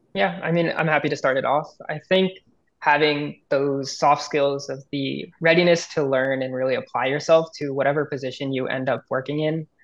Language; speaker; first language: English; native; English